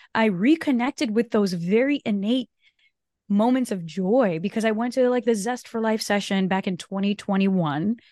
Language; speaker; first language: English; non-native, fluent; Portuguese